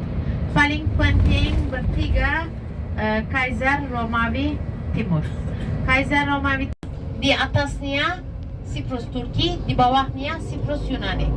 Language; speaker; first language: Indonesian; non-native, fluent; Turkish